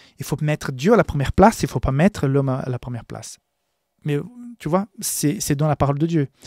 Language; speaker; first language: French; non-native, fluent; Portuguese